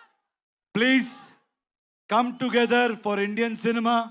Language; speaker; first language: Telugu; non-native, learner; Kannada